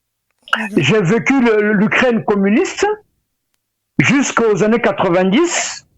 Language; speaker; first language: French; non-native, local second language; Lingala